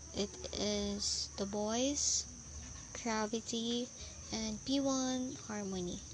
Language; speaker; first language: English; non-native, local second language; Filipino